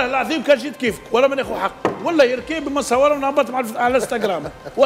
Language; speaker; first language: Arabic; native; Arabic